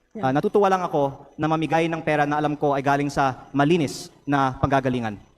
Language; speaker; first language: Filipino; native; Filipino